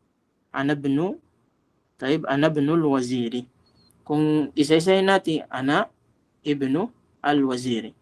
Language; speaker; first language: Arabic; non-native, fluent; Filipino